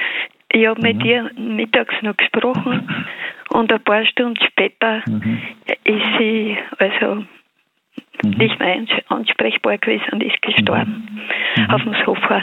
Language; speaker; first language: German; native; German